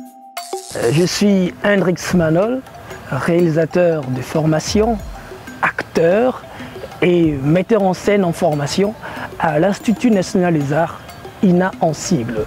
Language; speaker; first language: French; non-native, local second language; Lingala